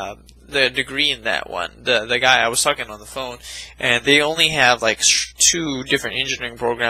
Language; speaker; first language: English; native; English